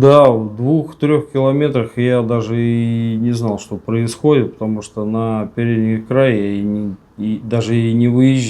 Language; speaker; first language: Russian; native; Russian